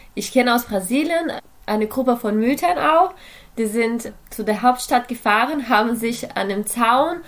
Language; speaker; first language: German; non-native, fluent; Portuguese